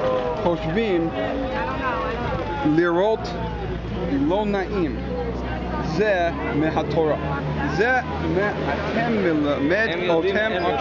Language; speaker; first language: Hebrew; non-native, fluent; English